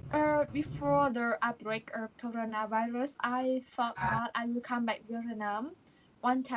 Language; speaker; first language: English; non-native, learner; Vietnamese